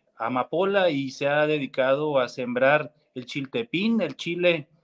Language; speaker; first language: Spanish; native; Spanish